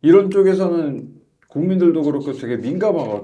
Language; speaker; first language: Korean; native; Korean